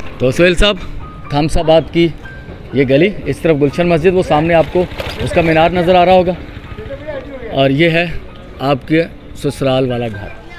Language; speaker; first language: Urdu; native; Urdu